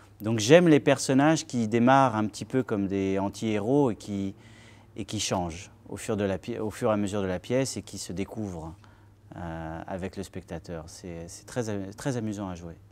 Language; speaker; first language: French; native; French